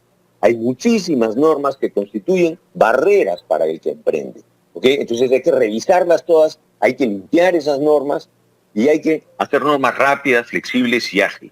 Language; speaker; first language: Spanish; native; Spanish